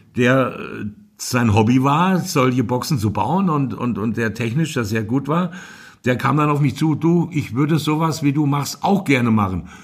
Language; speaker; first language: German; native; German